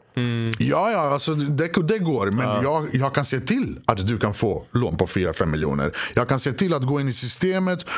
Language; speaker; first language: Swedish; early bilingual, other home language; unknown